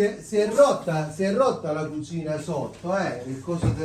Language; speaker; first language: Italian; native; Italian